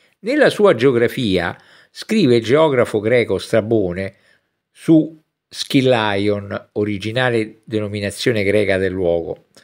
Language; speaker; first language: Italian; native; Italian